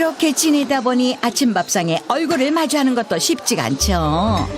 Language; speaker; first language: Korean; native; Korean